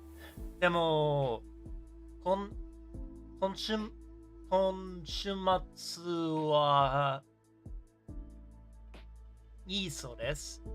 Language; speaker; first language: Japanese; non-native, learner; English